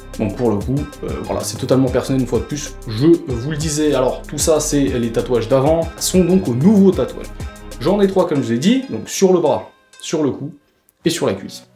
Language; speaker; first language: French; early bilingual, other home language; Portuguese